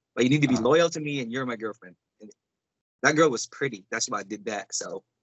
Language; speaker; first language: English; non-native, local second language; Cebuano